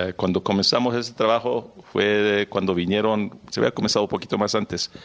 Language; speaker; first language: Spanish; early bilingual, heritage; Spanish